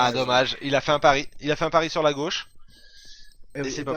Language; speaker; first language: French; native; French